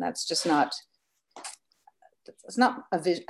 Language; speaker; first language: English; native; English